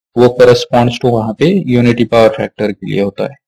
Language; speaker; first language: Hindi; non-native, local second language; Marathi